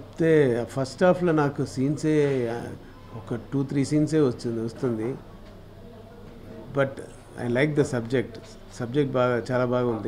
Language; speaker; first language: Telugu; non-native, learner; Tamil